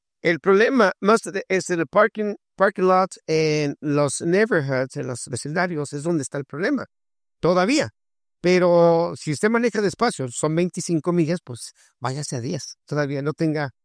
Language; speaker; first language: Spanish; native; Spanish